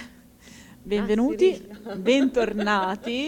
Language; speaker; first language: Italian; native; Italian